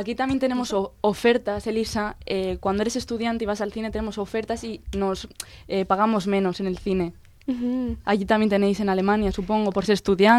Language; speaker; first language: Spanish; native; Spanish